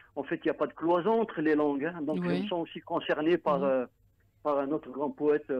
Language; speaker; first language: French; non-native, local second language; Arabic